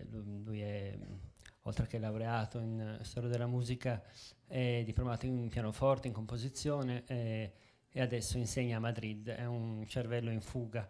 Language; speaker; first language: Italian; native; Italian